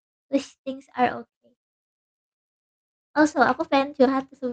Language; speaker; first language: English; non-native, fluent; Indonesian